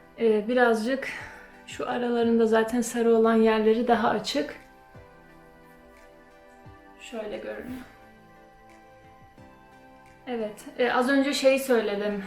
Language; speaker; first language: Turkish; early bilingual, other home language; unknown